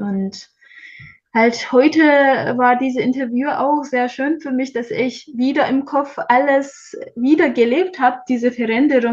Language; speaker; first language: German; non-native, learner; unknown